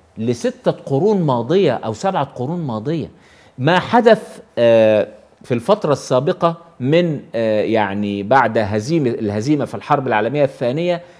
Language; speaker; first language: Arabic; native; Arabic